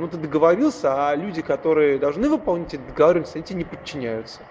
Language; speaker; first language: Russian; native; Russian